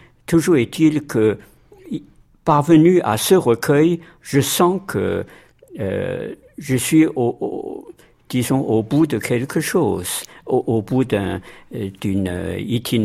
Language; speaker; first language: French; non-native, fluent; Chinese